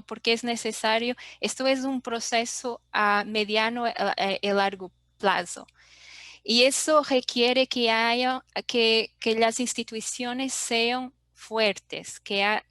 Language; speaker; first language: Spanish; non-native, fluent; Portuguese